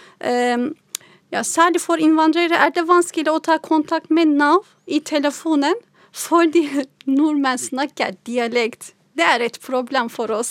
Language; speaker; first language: Norwegian; non-native, fluent; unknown